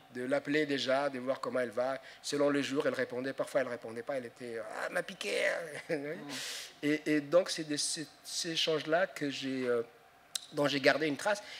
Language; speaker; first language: French; non-native, local second language; Somali